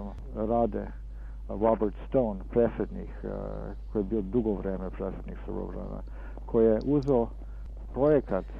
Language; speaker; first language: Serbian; early bilingual, heritage; Serbian